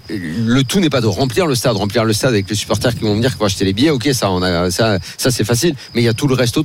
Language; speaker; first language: French; native; French